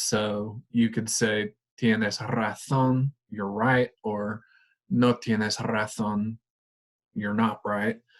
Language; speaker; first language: Spanish; non-native, fluent; English